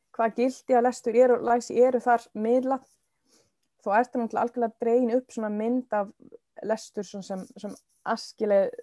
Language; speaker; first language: Icelandic; non-native, fluent; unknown